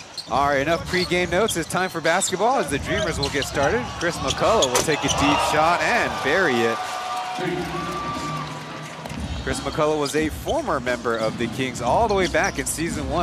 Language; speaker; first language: English; early bilingual, other home language; Chinese